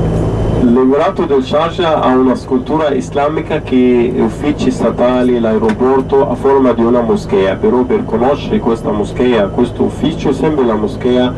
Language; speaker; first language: Italian; non-native, fluent; Arabic